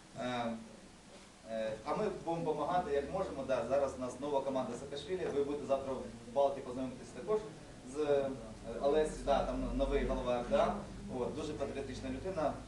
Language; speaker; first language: Ukrainian; non-native, local second language; Russian